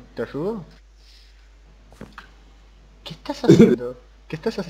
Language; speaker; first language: Spanish; native; Spanish